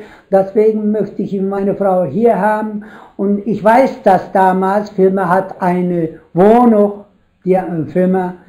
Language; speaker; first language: German; non-native, learner; Turkish